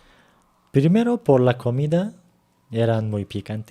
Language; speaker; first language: Spanish; non-native, learner; Turkish